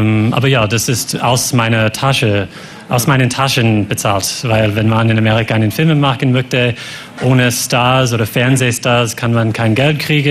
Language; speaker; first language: German; non-native, fluent; English